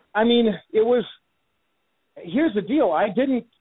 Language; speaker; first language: English; native; English